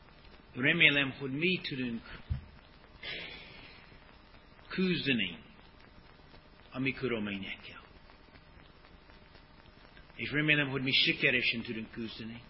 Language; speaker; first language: Hungarian; non-native, fluent; English